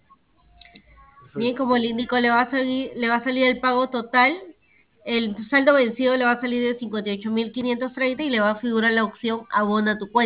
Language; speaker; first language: Spanish; native; Spanish